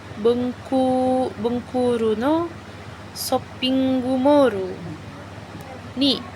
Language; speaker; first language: Japanese; non-native, learner; Indonesian